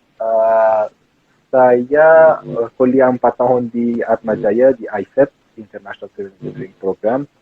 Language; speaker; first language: Indonesian; non-native, fluent; Persian